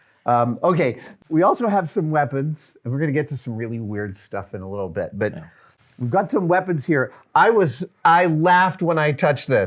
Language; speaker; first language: English; native; English